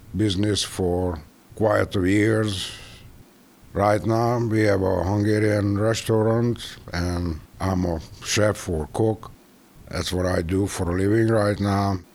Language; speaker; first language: English; non-native, learner; Hungarian